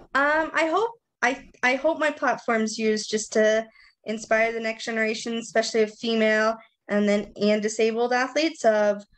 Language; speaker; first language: English; native; English